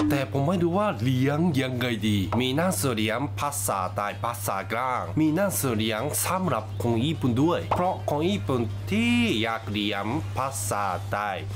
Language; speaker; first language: Thai; non-native, fluent; Japanese